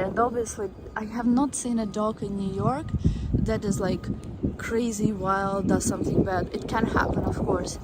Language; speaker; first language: English; non-native, fluent; Russian